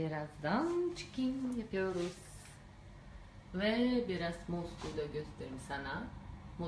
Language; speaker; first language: Turkish; non-native, learner; Russian